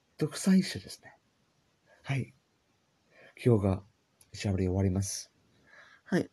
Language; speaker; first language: Japanese; non-native, learner; English